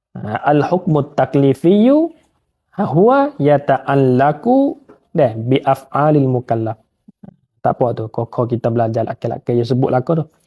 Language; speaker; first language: Malay; native; Malay